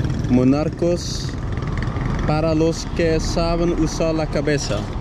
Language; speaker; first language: Spanish; non-native, learner; Dutch